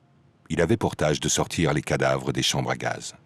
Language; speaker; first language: French; native; French